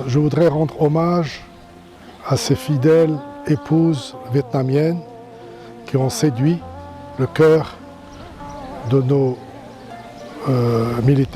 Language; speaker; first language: French; non-native, local second language; Arabic